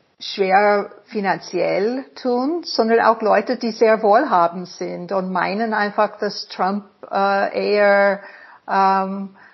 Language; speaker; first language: German; non-native, fluent; English